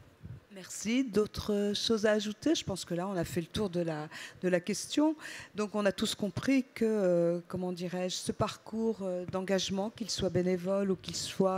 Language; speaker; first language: French; native; French